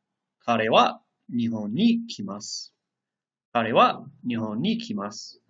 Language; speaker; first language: Japanese; non-native, learner; English